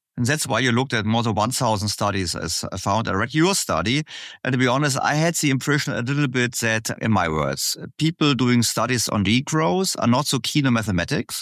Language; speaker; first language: English; non-native, fluent; German